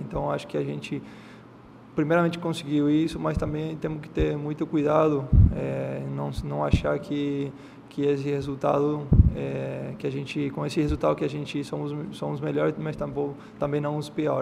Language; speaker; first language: Portuguese; non-native, fluent; Spanish